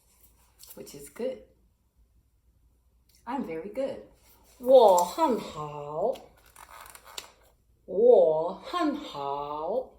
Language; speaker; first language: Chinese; non-native, learner; English